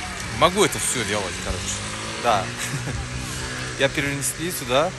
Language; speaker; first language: Russian; non-native, learner; Turkish